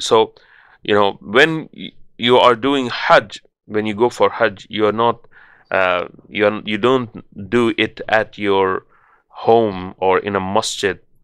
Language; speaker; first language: English; non-native, local second language; Urdu